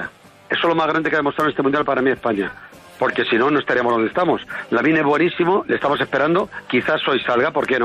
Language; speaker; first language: Spanish; native; Spanish